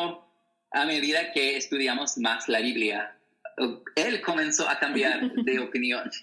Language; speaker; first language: Spanish; non-native, learner; English